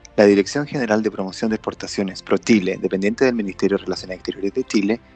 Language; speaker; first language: Spanish; native; Spanish